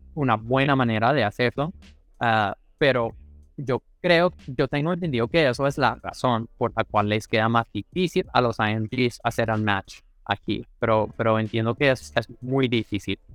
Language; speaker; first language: Spanish; non-native, fluent; English